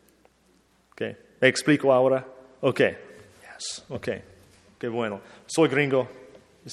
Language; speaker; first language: Spanish; non-native, fluent; English